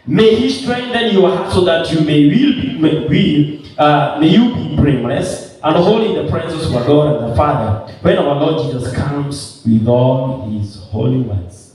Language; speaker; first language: English; non-native, local second language; Swahili